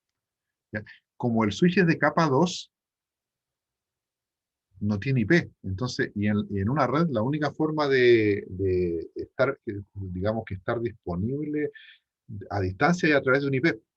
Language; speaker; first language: Spanish; native; Spanish